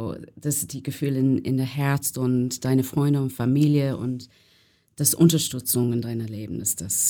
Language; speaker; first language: German; non-native, fluent; English